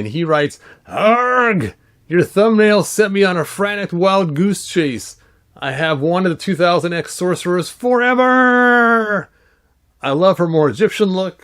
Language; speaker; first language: English; native; English